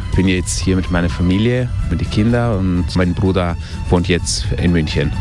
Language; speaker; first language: German; early bilingual, heritage; Italian